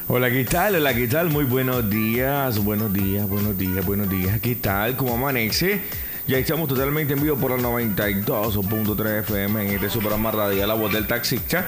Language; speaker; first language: Spanish; native; Spanish